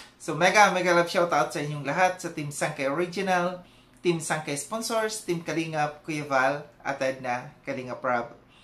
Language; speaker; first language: Filipino; non-native, local second language; Cebuano